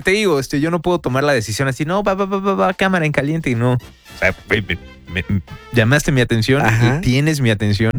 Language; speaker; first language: Spanish; native; Spanish